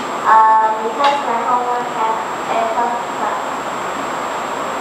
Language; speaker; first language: English; non-native, learner; Chinese